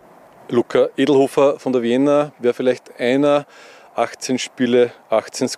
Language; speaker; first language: German; native; German